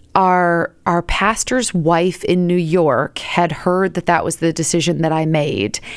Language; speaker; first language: English; native; English